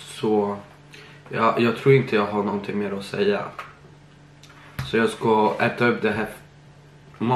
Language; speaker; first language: Swedish; early bilingual, other home language; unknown